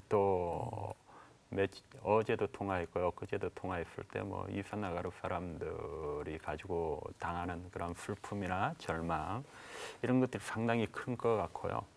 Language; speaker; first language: Korean; native; Korean